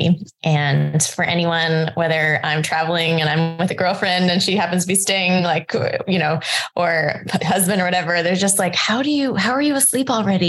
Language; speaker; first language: English; native; English